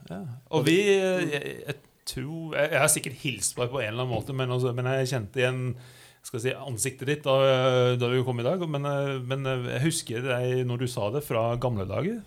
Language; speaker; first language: Norwegian; non-native, fluent; English